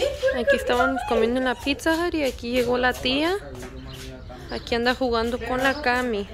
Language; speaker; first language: Spanish; native; Spanish